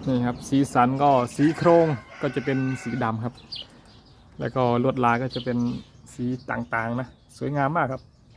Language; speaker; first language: Thai; native; Thai